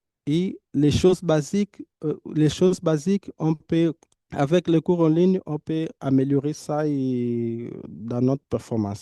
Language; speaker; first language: French; non-native, fluent; Portuguese